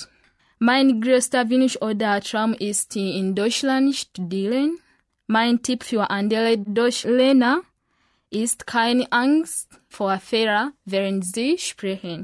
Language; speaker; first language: German; non-native, learner; Ganda